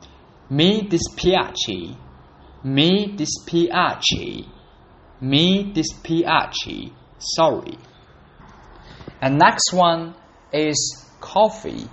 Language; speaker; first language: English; non-native, learner; Chinese